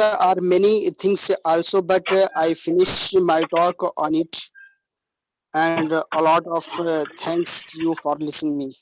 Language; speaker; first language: English; non-native, learner; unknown